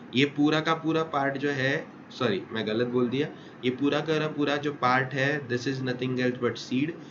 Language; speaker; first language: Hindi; non-native, local second language; Marathi